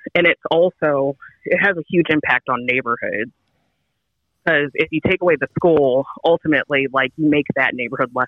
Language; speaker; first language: English; native; English